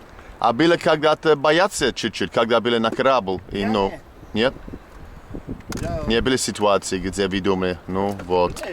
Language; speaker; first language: Russian; non-native, learner; English